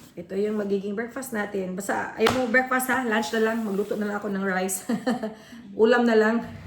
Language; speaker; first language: Filipino; non-native, local second language; Cebuano